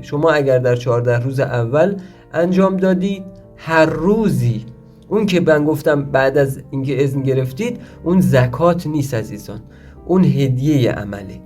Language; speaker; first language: Persian; native; Persian